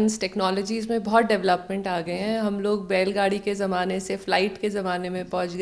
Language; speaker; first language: Hindi; native; Hindi